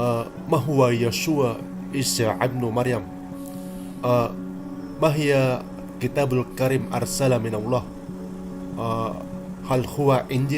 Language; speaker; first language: Arabic; non-native, learner; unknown